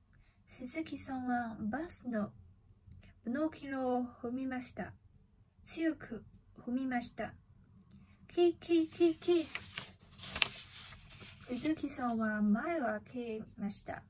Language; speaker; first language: Japanese; non-native, learner; Chinese